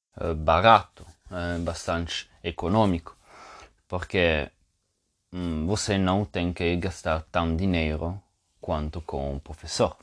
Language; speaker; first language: Portuguese; non-native, fluent; Italian